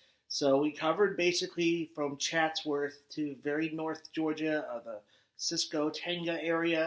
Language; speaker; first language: English; native; English